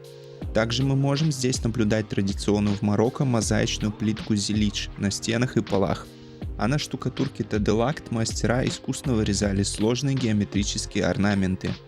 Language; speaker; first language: Russian; native; Russian